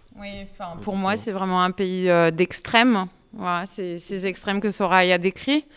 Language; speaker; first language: French; native; French